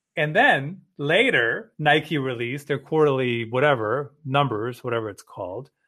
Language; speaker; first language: English; early bilingual, other home language; German